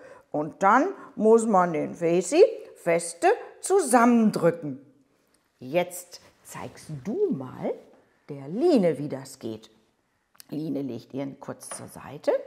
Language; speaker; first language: German; native; German